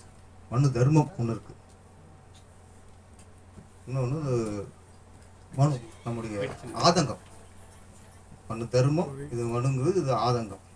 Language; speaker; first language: Tamil; native; Tamil